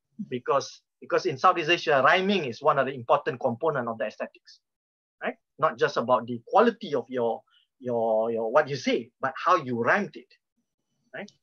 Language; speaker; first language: English; non-native, local second language; Malay